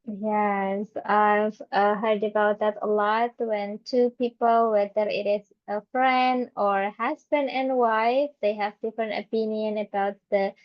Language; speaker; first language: English; non-native, fluent; Indonesian